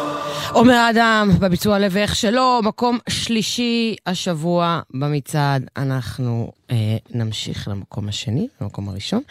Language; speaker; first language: Hebrew; native; Hebrew